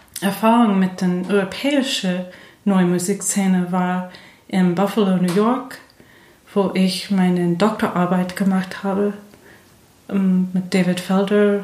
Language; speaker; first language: German; non-native, fluent; English